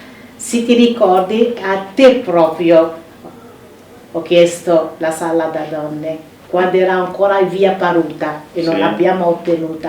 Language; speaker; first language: Italian; non-native, fluent; Arabic